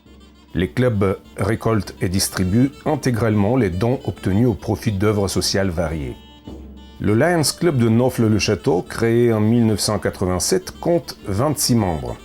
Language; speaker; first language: French; native; French